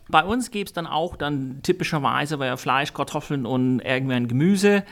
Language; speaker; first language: German; non-native, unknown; English